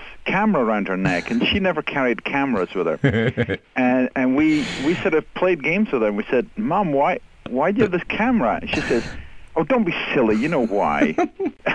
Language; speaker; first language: English; native; English